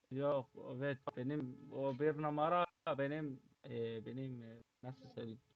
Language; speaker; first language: Turkish; non-native, learner; Arabic